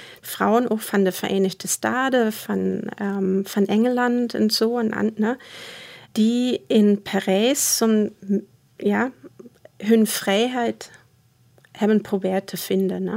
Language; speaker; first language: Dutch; non-native, fluent; German